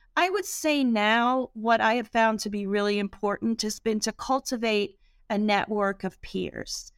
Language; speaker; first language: English; native; English